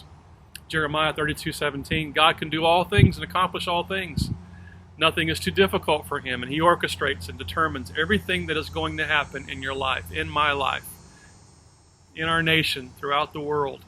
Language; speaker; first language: English; native; English